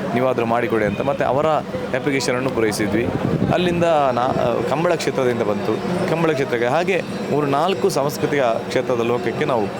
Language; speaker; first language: Kannada; non-native, local second language; Tulu